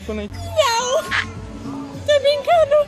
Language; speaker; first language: Portuguese; non-native, fluent; English